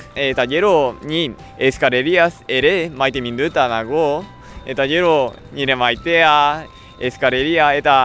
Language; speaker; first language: Basque; non-native, learner; Japanese